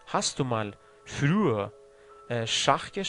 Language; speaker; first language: German; non-native, fluent; Persian